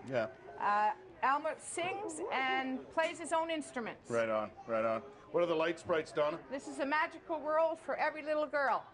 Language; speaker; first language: English; native; English